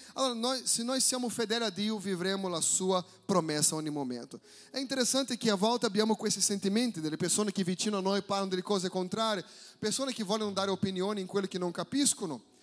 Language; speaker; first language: Italian; non-native, fluent; Portuguese